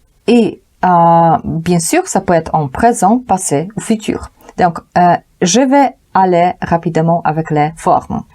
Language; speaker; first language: French; non-native, fluent; Polish